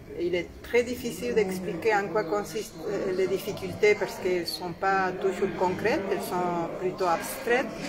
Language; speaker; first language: French; non-native, fluent; Spanish